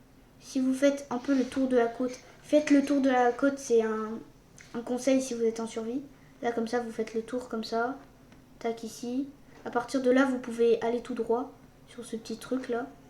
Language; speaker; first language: French; native; French